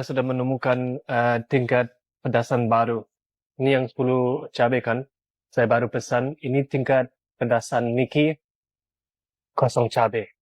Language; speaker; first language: Indonesian; non-native, learner; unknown